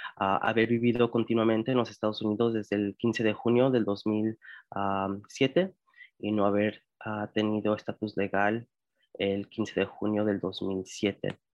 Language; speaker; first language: Spanish; early bilingual, heritage; Spanish